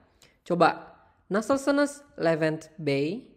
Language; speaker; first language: Turkish; non-native, learner; Indonesian